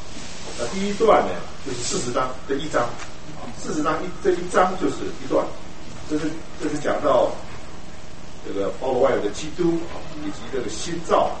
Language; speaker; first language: Chinese; native; Chinese